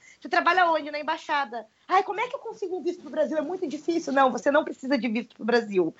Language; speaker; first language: Portuguese; native; Portuguese